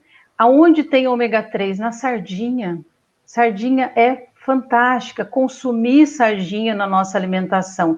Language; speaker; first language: Portuguese; native; Portuguese